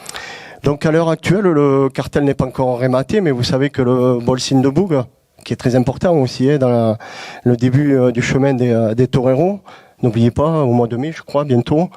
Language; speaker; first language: French; native; French